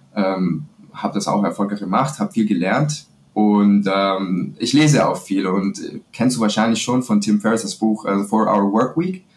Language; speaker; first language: German; non-native, fluent; Spanish